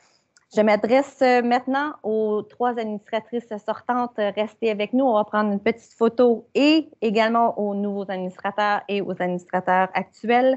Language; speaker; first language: French; native; French